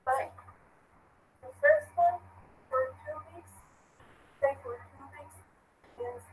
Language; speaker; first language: English; non-native, learner; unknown